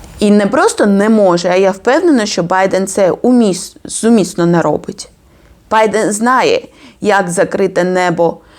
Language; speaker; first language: Ukrainian; non-native, fluent; Georgian